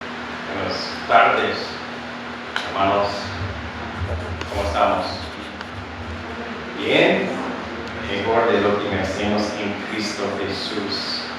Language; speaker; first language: Spanish; non-native, fluent; English